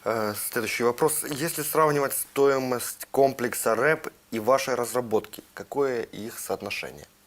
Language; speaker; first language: Russian; non-native, local second language; Ukrainian